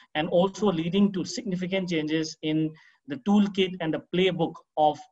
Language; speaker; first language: English; non-native, local second language; Manipuri